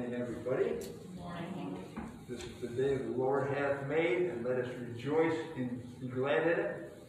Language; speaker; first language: English; native; English